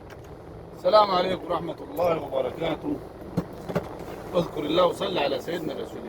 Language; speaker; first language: Arabic; native; Arabic